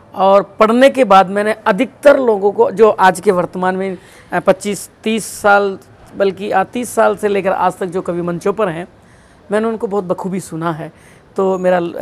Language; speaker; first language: Hindi; native; Hindi